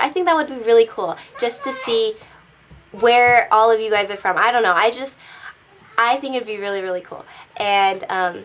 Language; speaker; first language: English; native; English